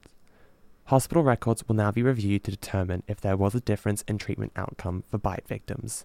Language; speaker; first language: English; native; English